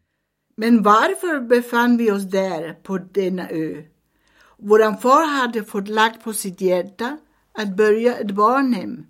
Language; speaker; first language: Swedish; early bilingual, heritage; Swedish